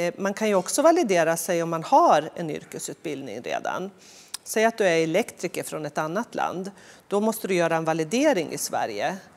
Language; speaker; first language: Swedish; native; Swedish